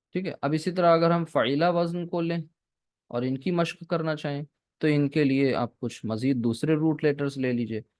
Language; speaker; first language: Urdu; native; Urdu